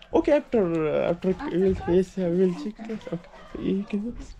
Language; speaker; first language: English; non-native, learner; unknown